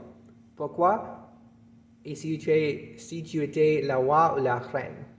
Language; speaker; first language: French; non-native, fluent; English